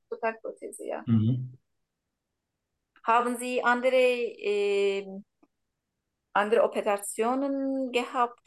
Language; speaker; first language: German; non-native, learner; Turkish